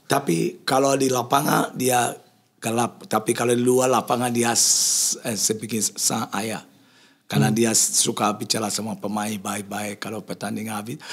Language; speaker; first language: Indonesian; non-native, fluent; English